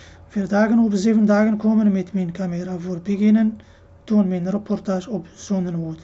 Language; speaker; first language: Dutch; non-native, learner; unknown